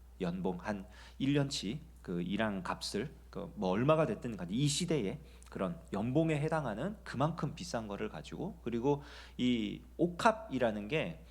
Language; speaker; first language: Korean; native; Korean